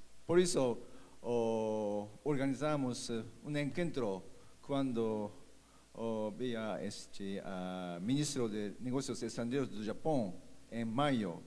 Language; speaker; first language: Portuguese; non-native, fluent; Japanese